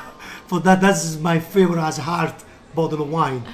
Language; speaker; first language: English; non-native, learner; Italian